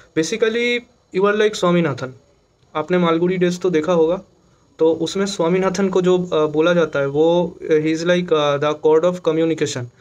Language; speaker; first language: Hindi; non-native, local second language; Bangla